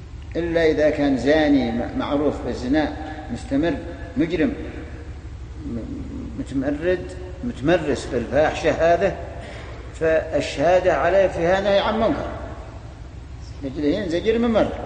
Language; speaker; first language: Arabic; native; Arabic